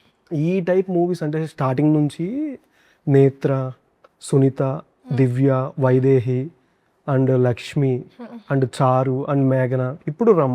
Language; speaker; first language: Telugu; native; Telugu